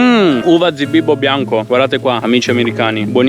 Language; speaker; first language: Italian; native; Italian